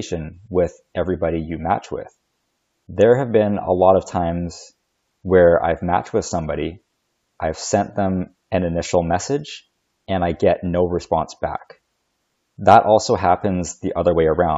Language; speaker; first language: English; native; English